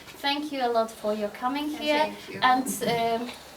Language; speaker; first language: English; non-native, learner; Polish